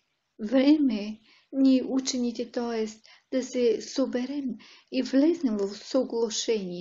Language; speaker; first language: Bulgarian; native; Bulgarian